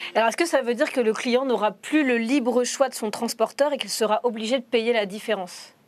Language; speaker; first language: French; native; French